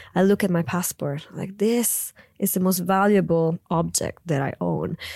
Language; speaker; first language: English; non-native, fluent; Italian